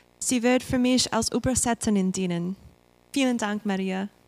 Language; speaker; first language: German; non-native, learner; English